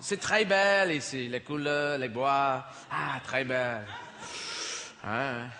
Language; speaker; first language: French; non-native, fluent; English